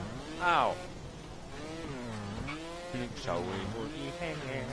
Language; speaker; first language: German; native; German